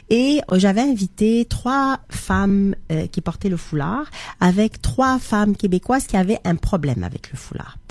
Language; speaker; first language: French; non-native, local second language; Arabic